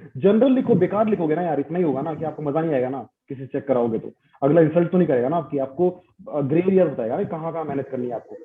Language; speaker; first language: Hindi; native; Hindi